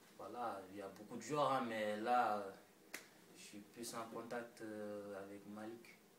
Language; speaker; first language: French; non-native, local second language; Wolof